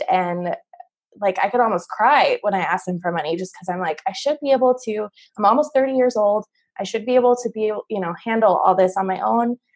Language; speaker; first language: English; native; English